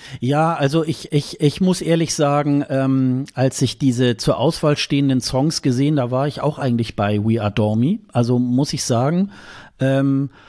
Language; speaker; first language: German; native; German